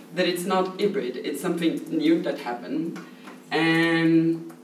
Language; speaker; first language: English; non-native, learner; Portuguese